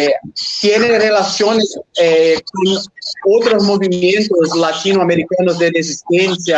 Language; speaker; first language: Spanish; non-native, fluent; Portuguese